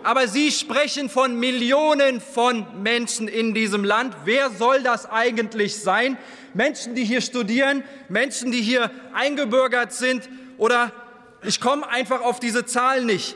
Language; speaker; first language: German; early bilingual, other home language; Turkish